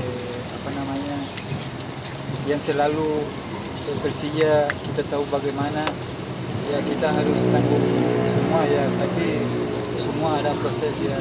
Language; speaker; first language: Indonesian; non-native, fluent; Spanish